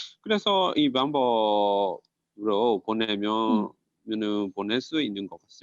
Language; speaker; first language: Korean; non-native, fluent; Burmese